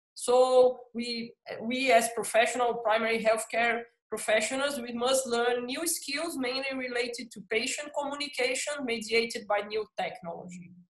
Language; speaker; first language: English; non-native, fluent; Portuguese